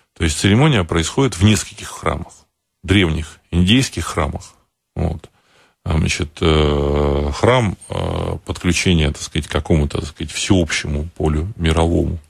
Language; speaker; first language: Russian; native; Russian